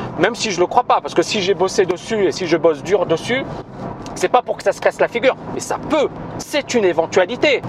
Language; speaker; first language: French; non-native, local second language; Arabic